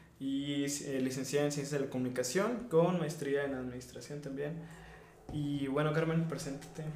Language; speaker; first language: Spanish; native; Spanish